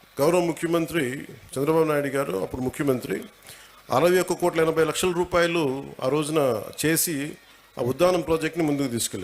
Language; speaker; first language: Telugu; native; Telugu